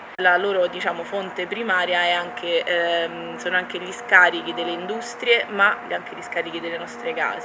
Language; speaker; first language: Italian; native; Italian